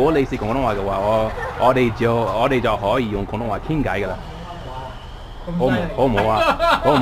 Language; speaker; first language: Cantonese; non-native, learner; English